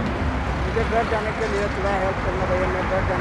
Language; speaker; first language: Hindi; non-native, local second language; Odia